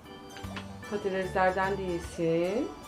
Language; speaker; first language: Turkish; native; Turkish